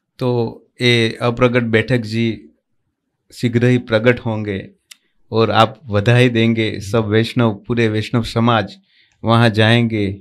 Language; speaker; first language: Hindi; non-native, local second language; Gujarati